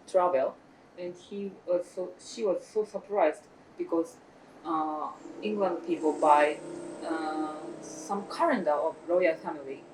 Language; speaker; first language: English; non-native, learner; Japanese